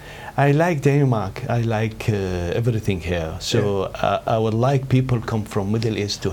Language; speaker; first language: English; non-native, learner; Arabic